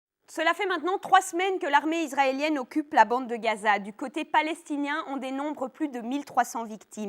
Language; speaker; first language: French; native; French